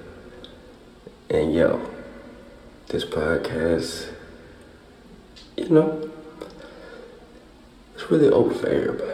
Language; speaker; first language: English; native; English